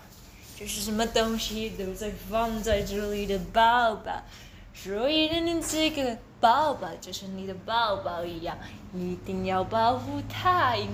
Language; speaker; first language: Chinese; early bilingual, heritage; Chinese